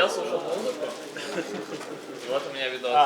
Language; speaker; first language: Russian; native; Russian